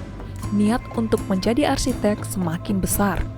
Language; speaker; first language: Indonesian; native; Indonesian